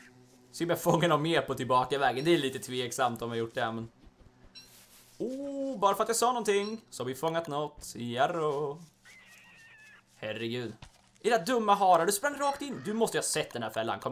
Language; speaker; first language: Swedish; native; Swedish